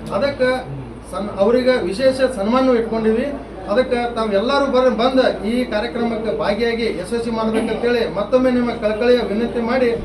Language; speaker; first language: Kannada; non-native, local second language; Lambadi